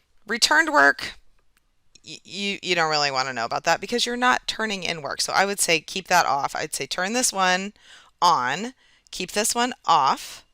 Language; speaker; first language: English; native; English